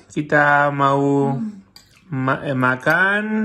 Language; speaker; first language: Indonesian; non-native, learner; Spanish